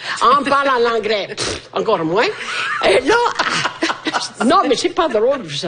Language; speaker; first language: French; non-native, fluent; Italian